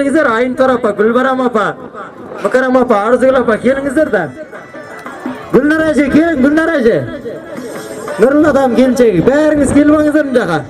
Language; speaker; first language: Kazakh; native; Kazakh